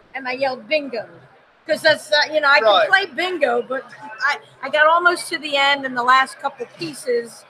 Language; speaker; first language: English; native; English